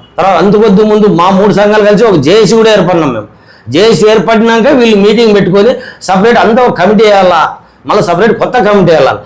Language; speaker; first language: Telugu; native; Telugu